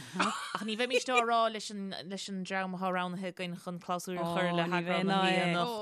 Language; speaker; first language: Irish; native; Irish